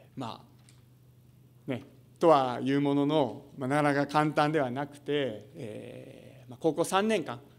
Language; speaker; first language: Japanese; native; Japanese